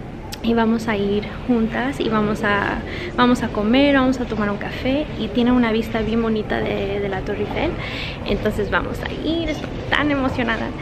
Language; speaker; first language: Spanish; early bilingual, heritage; English